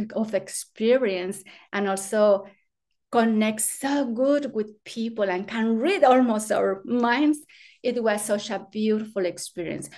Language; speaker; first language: English; non-native, fluent; Spanish